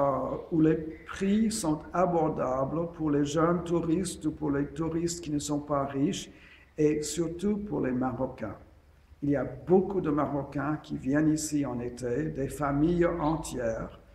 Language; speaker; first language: French; non-native, fluent; English